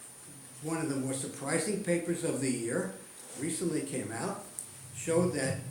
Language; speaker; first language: English; native; English